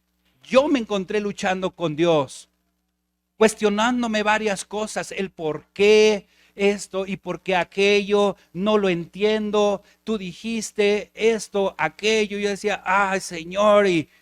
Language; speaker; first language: Spanish; native; Spanish